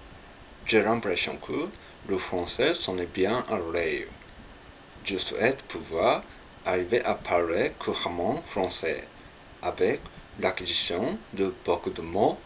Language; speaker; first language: French; non-native, learner; Japanese